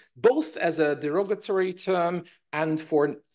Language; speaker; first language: English; non-native, fluent; Hungarian